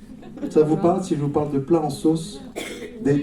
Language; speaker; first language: French; native; French